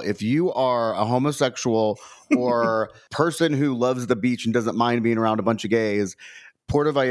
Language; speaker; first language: English; native; English